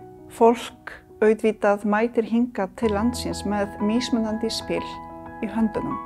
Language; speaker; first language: Icelandic; non-native, fluent; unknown